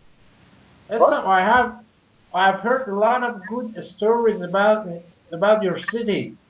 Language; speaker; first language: English; non-native, learner; Persian